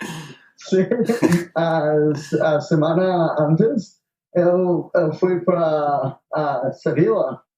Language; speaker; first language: Portuguese; non-native, learner; Spanish